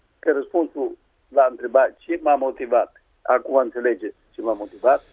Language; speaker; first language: Romanian; native; Romanian